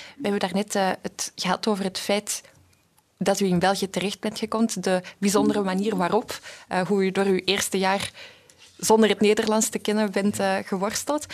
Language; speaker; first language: Dutch; native; Dutch